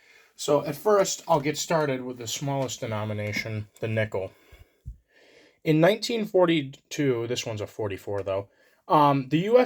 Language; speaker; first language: English; native; English